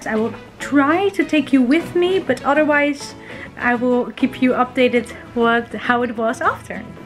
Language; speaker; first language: English; non-native, fluent; Dutch